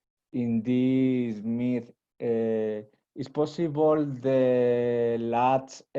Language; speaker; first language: English; non-native, learner; Spanish